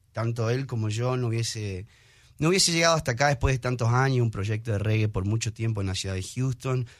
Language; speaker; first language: Spanish; native; Spanish